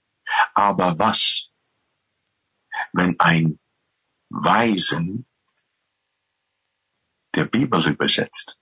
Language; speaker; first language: German; non-native, fluent; Dutch